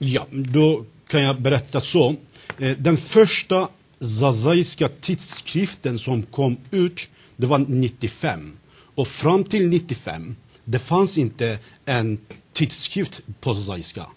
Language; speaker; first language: Swedish; non-native, fluent; Zaza